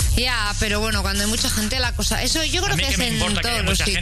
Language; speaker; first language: Spanish; native; Spanish